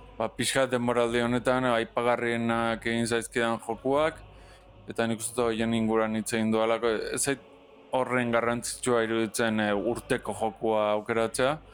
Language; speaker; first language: Basque; non-native, local second language; Spanish